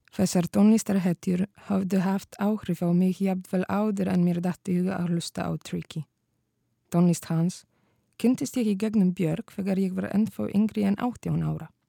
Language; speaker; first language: Icelandic; non-native, fluent; Polish